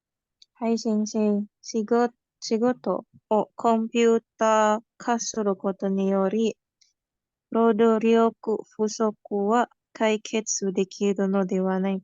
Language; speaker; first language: Japanese; non-native, learner; Indonesian